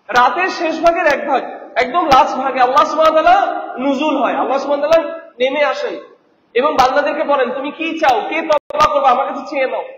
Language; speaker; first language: Bangla; native; Bangla